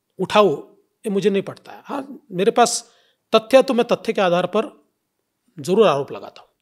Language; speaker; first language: Hindi; non-native, local second language; Marathi